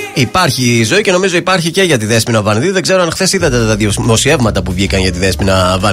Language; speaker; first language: Greek; native; Greek